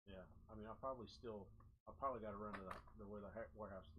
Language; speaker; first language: English; native; English